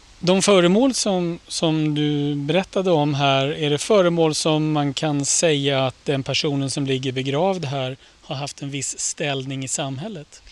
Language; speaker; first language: Swedish; native; Swedish